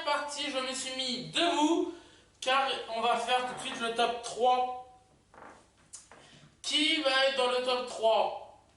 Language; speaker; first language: French; native; French